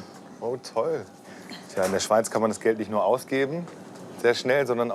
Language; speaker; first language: German; native; German